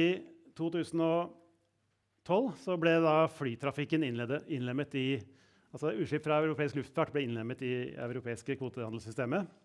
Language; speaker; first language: Norwegian; native; Norwegian